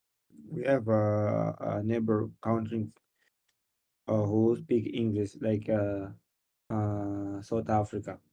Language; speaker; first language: English; non-native, learner; Portuguese